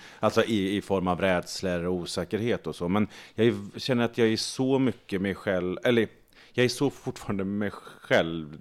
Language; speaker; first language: Swedish; native; Swedish